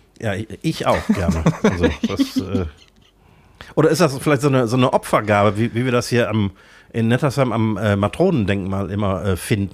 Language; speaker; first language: German; native; German